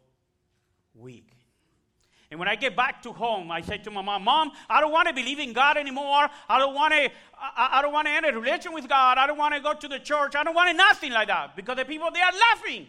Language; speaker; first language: English; non-native, learner; Spanish